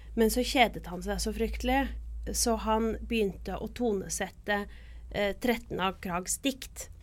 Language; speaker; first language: Norwegian; native; Norwegian